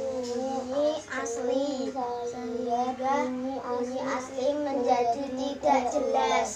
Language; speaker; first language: Indonesian; native; Indonesian